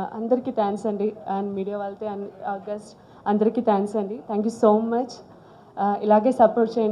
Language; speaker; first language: Telugu; non-native, learner; Malayalam